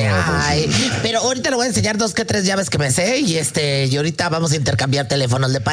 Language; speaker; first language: Spanish; native; Spanish